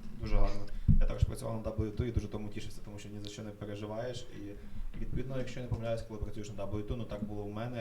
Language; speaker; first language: Ukrainian; native; Ukrainian